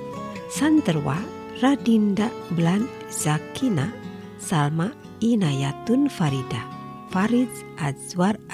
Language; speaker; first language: Japanese; non-native, fluent; Indonesian